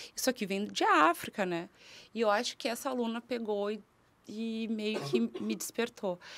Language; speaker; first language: Portuguese; native; Portuguese